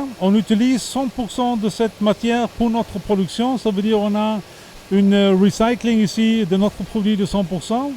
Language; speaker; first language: French; non-native, fluent; German